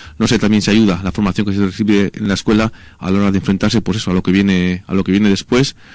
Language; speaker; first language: Spanish; native; Spanish